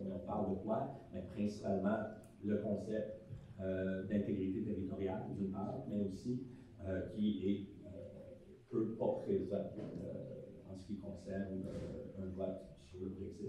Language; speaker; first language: French; native; French